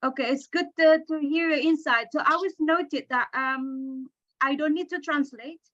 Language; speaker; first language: English; non-native, fluent; Indonesian